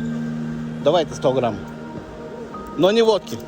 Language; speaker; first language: Russian; non-native, fluent; Lithuanian